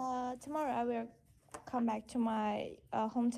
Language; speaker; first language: English; non-native, learner; Chinese